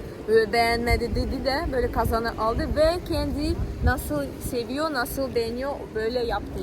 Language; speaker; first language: Turkish; non-native, fluent; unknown